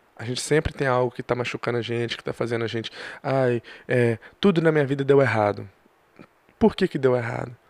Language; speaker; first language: Portuguese; early bilingual, other home language; English